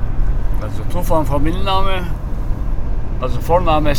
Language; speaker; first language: German; non-native, learner; Turkish